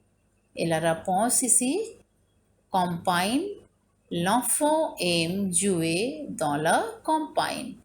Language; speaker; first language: French; non-native, fluent; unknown